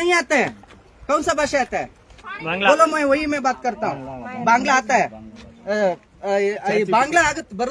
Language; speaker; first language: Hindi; non-native, local second language; Kannada